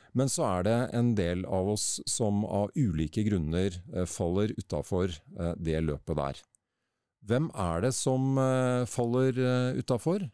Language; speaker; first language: Norwegian; native; Norwegian